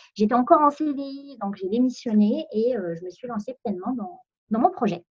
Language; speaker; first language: French; non-native, local second language; Arabic